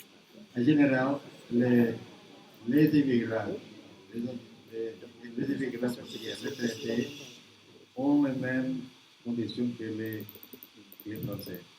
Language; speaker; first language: French; non-native, learner; Portuguese